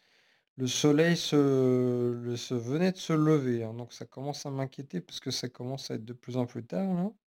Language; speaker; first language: French; native; French